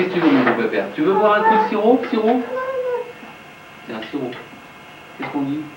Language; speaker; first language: French; native; French